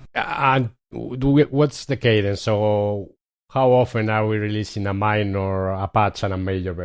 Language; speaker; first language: English; non-native, fluent; Spanish